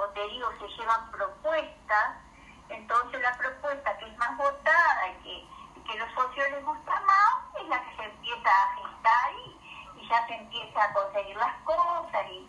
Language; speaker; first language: Spanish; native; Spanish